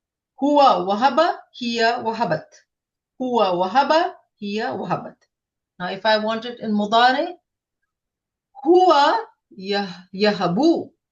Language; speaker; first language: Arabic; non-native, fluent; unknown